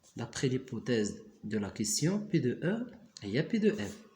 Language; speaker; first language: French; non-native, local second language; Arabic